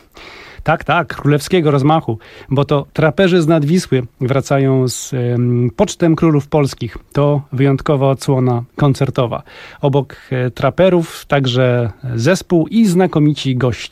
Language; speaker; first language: Polish; native; Polish